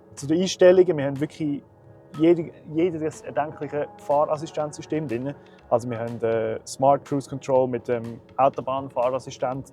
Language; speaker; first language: German; native; German